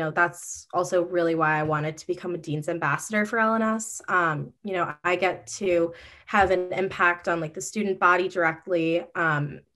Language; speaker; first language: English; native; English